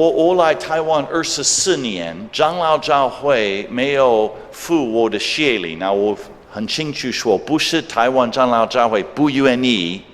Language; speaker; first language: Chinese; non-native, fluent; English